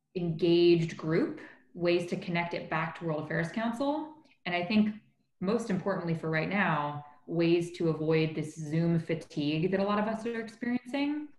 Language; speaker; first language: English; native; English